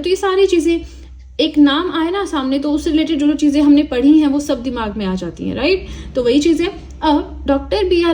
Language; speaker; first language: Hindi; native; Hindi